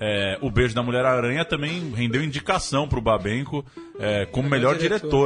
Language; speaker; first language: Portuguese; native; Portuguese